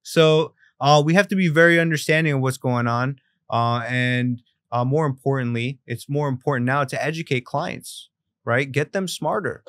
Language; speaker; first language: English; early bilingual, other home language; Spanish